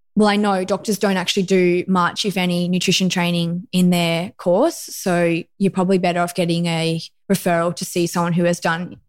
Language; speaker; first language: English; native; English